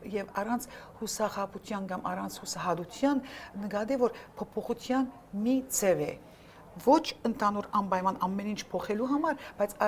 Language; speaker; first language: Armenian; early bilingual, heritage; Armenian